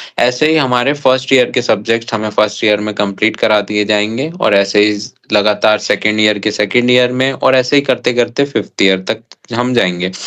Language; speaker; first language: Hindi; native; Hindi